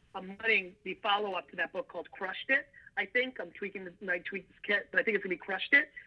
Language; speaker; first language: English; early bilingual, other home language; Russian